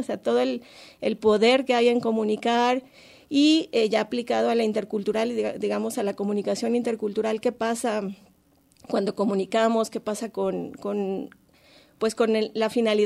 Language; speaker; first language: Spanish; native; Spanish